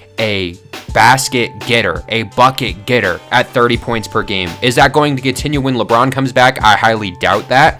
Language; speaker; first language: English; native; English